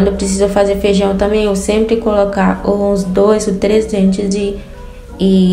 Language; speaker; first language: Portuguese; non-native, fluent; Haitian Creole